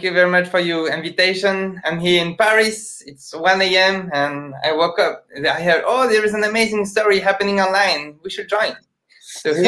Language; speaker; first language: English; non-native, fluent; French